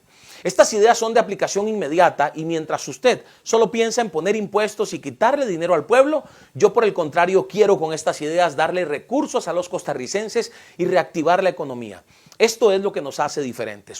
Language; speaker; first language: Spanish; native; Spanish